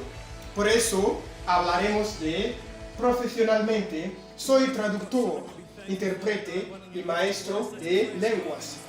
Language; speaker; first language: Spanish; non-native, fluent; French